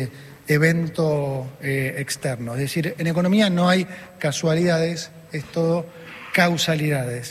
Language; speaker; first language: Spanish; native; Spanish